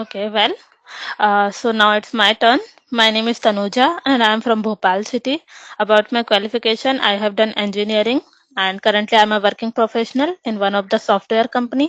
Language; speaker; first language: English; non-native, local second language; Hindi